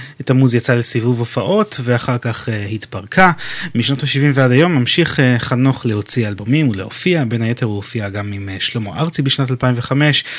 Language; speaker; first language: Hebrew; native; Hebrew